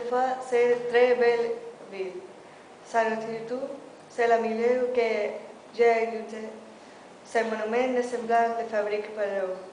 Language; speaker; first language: French; non-native, learner; Spanish